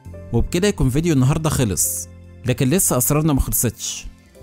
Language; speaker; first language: Arabic; native; Arabic